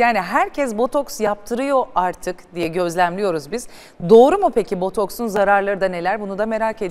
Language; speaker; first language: Turkish; native; Turkish